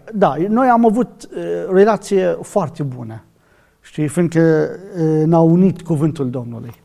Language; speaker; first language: Romanian; non-native, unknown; Arabic